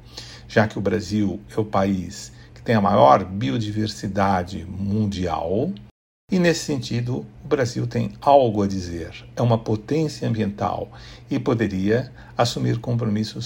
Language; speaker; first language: Portuguese; native; Portuguese